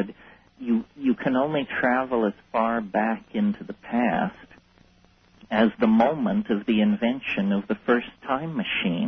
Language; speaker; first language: English; native; English